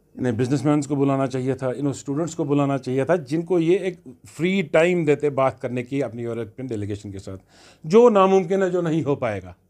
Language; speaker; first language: Hindi; non-native, local second language; Kashmiri